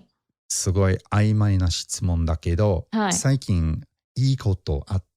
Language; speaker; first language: Japanese; non-native, fluent; English